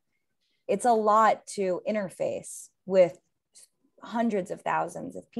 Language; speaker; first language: English; native; English